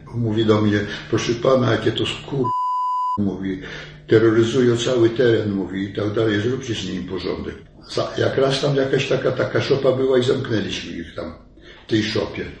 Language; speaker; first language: Polish; native; Polish